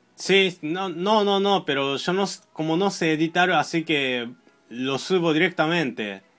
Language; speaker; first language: Spanish; non-native, learner; Japanese